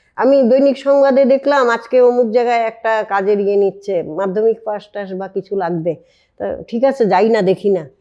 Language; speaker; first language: Bangla; native; Bangla